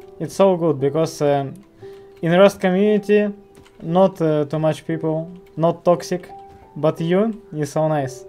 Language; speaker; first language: English; non-native, learner; Russian